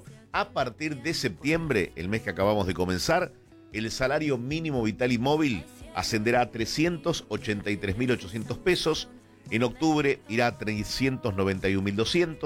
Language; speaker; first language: Spanish; native; Spanish